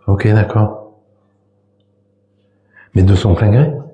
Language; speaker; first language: French; native; French